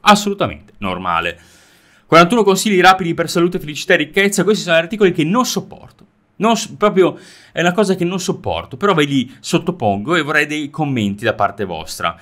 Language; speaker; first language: Italian; native; Italian